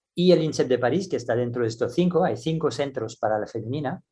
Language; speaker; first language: Spanish; non-native, fluent; French